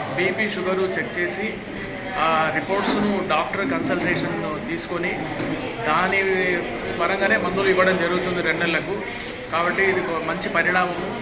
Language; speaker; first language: Telugu; native; Telugu